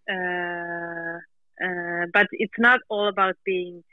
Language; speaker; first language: English; non-native, fluent; Swedish